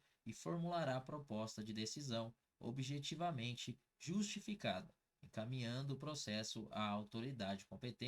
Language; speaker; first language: Portuguese; native; Portuguese